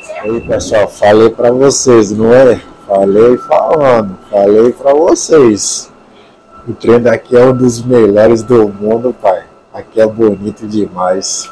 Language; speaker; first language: Portuguese; non-native, learner; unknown